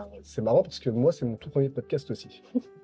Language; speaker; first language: French; native; French